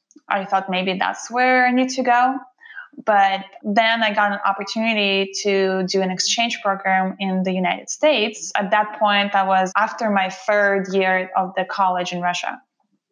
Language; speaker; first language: English; non-native, fluent; Russian